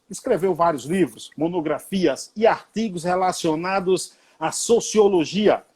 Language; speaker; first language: Portuguese; native; Portuguese